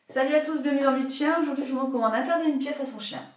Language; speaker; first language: French; native; French